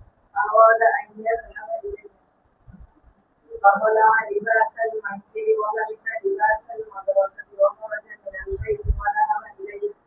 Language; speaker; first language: Arabic; non-native, learner; Bangla